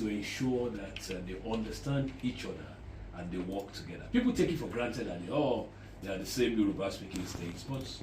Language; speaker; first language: English; non-native, local second language; Yoruba